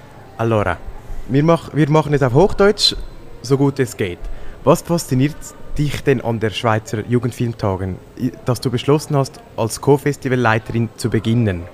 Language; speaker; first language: German; native; German